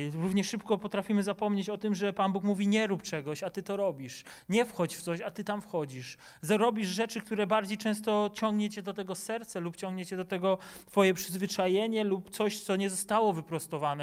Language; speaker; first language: Polish; native; Polish